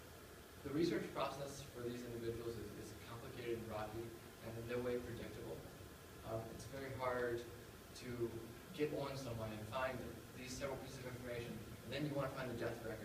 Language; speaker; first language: English; native; English